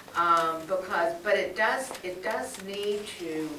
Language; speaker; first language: English; native; English